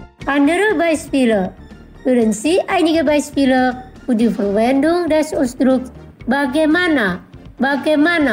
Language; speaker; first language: German; non-native, fluent; Indonesian